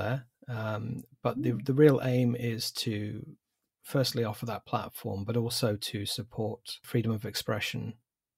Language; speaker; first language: English; native; English